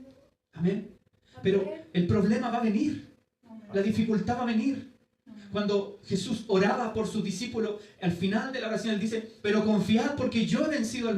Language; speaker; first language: Spanish; native; Spanish